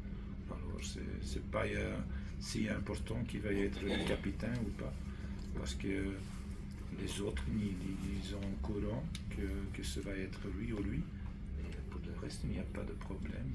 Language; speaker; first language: French; non-native, fluent; Dutch